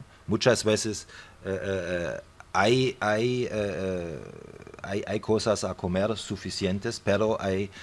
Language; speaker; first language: Spanish; non-native, fluent; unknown